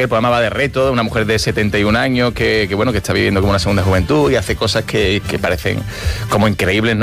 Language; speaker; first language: Spanish; native; Spanish